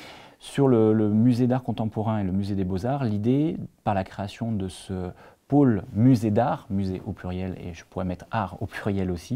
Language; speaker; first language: French; native; French